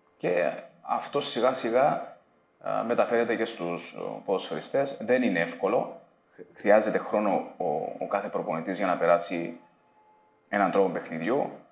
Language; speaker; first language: Greek; native; Greek